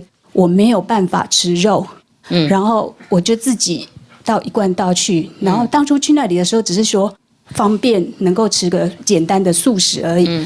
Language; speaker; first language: Chinese; native; Chinese